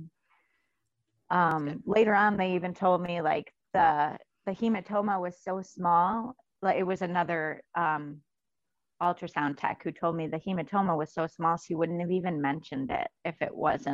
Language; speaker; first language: English; native; English